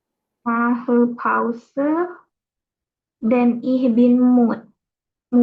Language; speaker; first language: German; non-native, learner; Indonesian